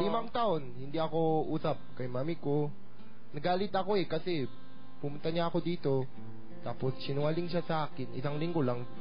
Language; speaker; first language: Filipino; non-native, learner; Korean